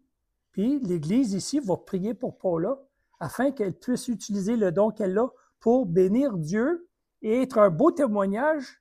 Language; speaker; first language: French; native; French